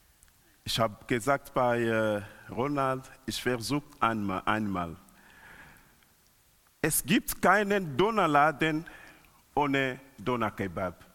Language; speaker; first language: German; non-native, learner; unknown